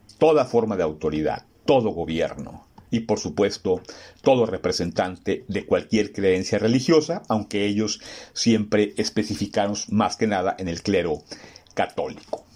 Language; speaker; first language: Spanish; native; Spanish